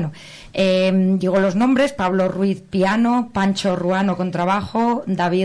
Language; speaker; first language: Spanish; native; Spanish